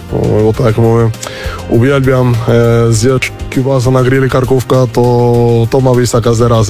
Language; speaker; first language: Polish; non-native, learner; Spanish